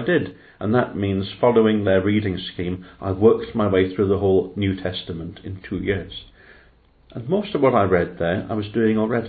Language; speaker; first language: English; native; English